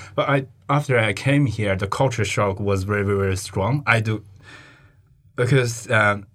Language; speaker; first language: English; non-native, fluent; Chinese